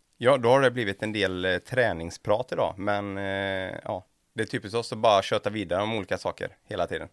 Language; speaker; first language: Swedish; native; Swedish